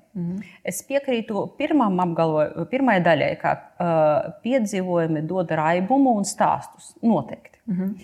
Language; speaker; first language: Latvian; non-native, local second language; Russian